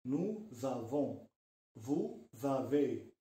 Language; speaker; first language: French; non-native, local second language; Arabic